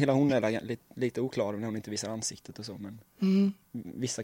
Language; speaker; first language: Swedish; native; Swedish